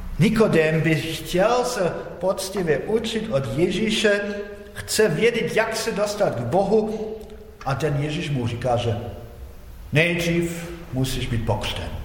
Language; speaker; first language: Czech; non-native, fluent; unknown